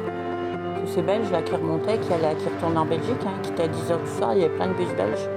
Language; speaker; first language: French; native; French